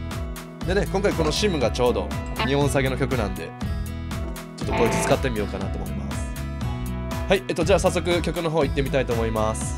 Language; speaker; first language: Japanese; native; Japanese